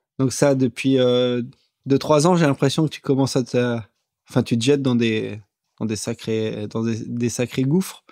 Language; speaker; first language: French; native; French